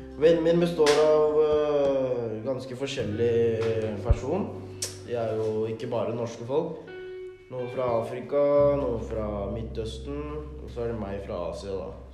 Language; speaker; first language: Norwegian; early bilingual, other home language; Thai